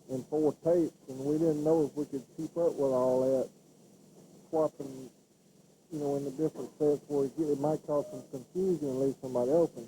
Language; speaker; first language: English; native; English